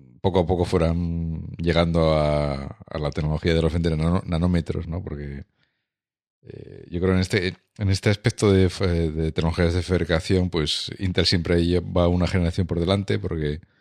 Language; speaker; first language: Spanish; native; Spanish